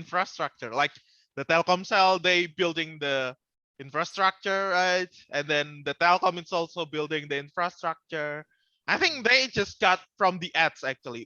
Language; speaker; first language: English; non-native, fluent; Indonesian